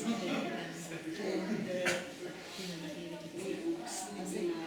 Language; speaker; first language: German; non-native, fluent; Hungarian